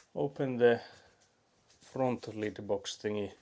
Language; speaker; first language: English; non-native, fluent; Finnish